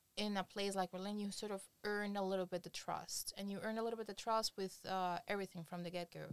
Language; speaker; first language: English; non-native, fluent; Spanish